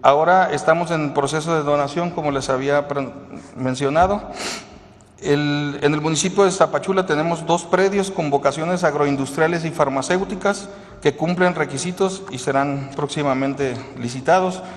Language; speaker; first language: Spanish; native; Spanish